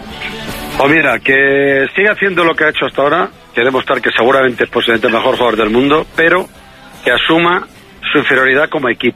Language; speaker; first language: Spanish; native; Spanish